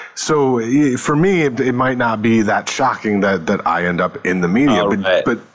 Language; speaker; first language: English; native; English